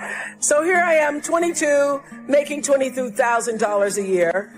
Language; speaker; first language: English; native; English